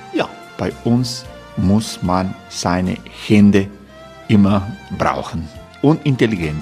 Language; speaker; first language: German; non-native, learner; Croatian